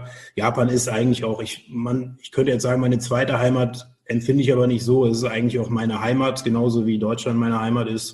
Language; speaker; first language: German; native; German